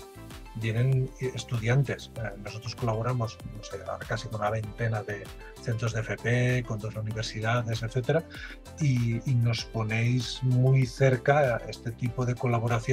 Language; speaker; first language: Spanish; native; Spanish